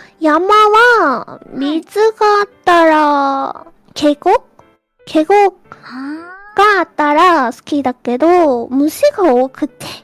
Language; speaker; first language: Japanese; non-native, fluent; Korean